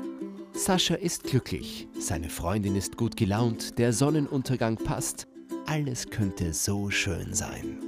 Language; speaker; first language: German; native; German